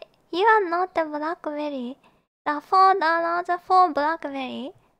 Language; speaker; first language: English; non-native, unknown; Japanese